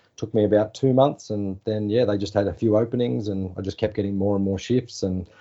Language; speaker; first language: English; native; English